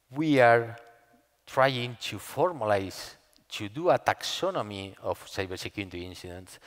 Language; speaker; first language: English; non-native, fluent; Spanish